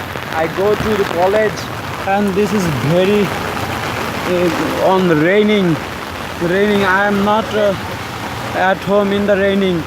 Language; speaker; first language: English; non-native, local second language; Bangla